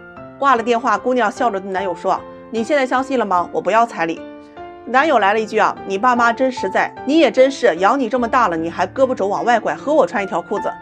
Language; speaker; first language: Chinese; native; Chinese